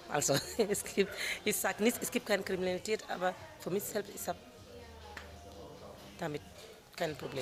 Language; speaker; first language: German; non-native, fluent; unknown